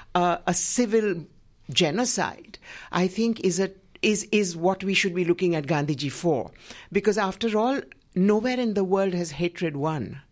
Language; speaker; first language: English; non-native, local second language; Gujarati